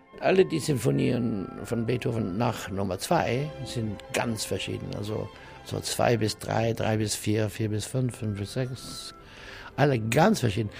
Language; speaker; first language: German; non-native, fluent; English